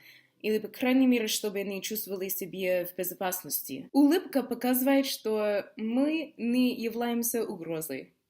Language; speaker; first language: Russian; non-native, fluent; English